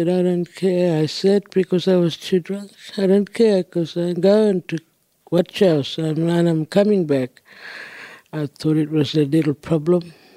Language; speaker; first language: English; non-native, local second language; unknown